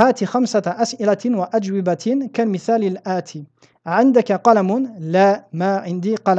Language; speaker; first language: Arabic; non-native, fluent; French